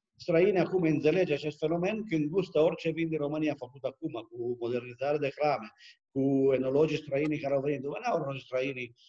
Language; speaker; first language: Romanian; non-native, fluent; Italian